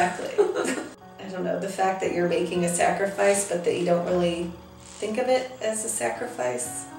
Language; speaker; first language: English; native; English